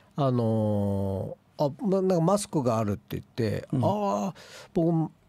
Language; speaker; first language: Japanese; native; Japanese